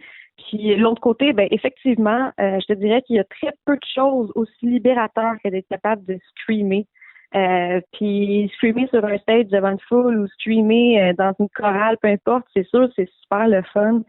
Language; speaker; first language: French; native; French